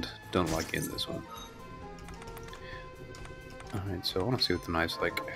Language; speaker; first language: English; native; English